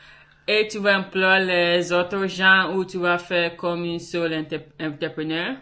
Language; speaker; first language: French; non-native, learner; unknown